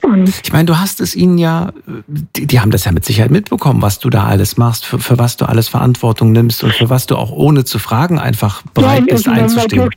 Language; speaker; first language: German; native; German